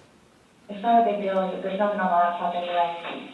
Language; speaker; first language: English; native; English